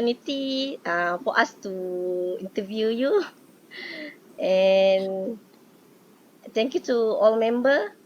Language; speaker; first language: English; non-native, local second language; Malay